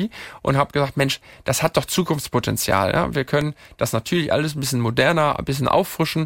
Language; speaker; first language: German; native; German